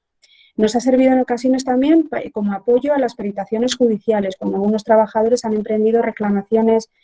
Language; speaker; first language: Spanish; native; Spanish